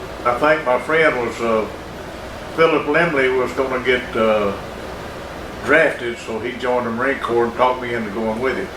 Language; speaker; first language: English; native; English